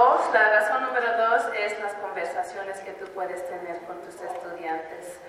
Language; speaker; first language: Spanish; early bilingual, heritage; Spanish